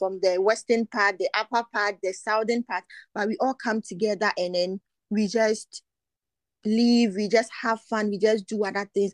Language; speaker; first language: English; non-native, local second language; Akan